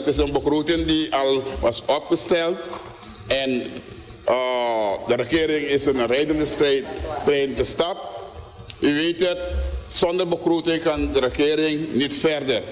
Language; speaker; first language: Dutch; non-native, local second language; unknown